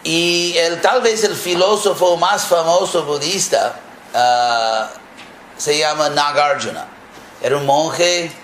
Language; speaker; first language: Spanish; non-native, fluent; English